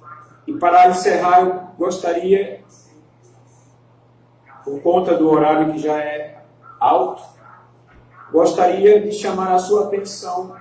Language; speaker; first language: Portuguese; native; Portuguese